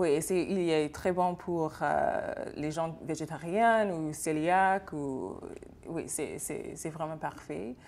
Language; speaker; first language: French; non-native, fluent; English